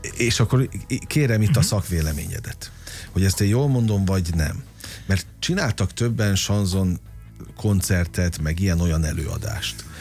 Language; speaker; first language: Hungarian; native; Hungarian